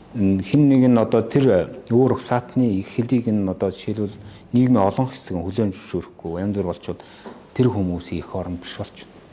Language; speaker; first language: Mongolian; non-native, local second language; Kazakh